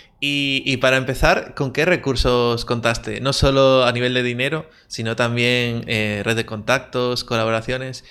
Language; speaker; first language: Spanish; native; Spanish